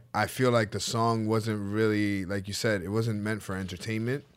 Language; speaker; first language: English; early bilingual, other home language; Spanish